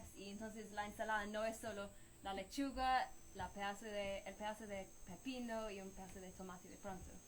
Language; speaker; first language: Spanish; non-native, fluent; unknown